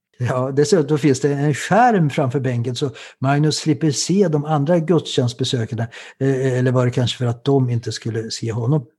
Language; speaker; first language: Swedish; native; Swedish